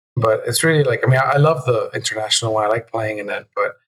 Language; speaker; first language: English; early bilingual, other home language; Spanish